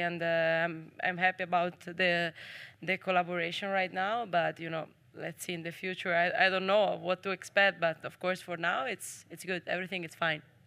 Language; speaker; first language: English; non-native, fluent; Italian